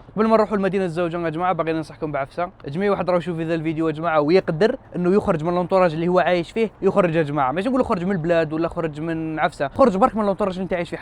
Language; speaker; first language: Arabic; native; Arabic